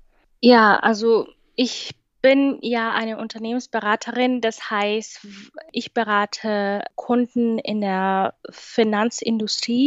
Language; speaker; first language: German; non-native, fluent; Swahili